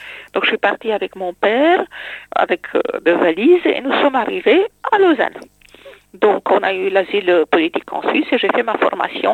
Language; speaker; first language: French; non-native, fluent; Romanian